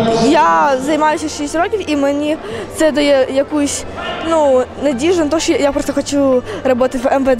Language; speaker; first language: Ukrainian; non-native, local second language; Russian